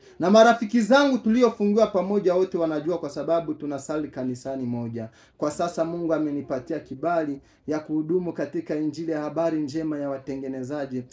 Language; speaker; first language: Swahili; native; Swahili